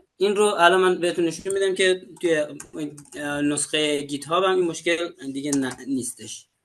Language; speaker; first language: Persian; native; Persian